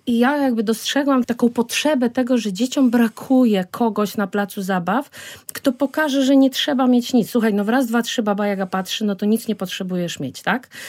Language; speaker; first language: Polish; native; Polish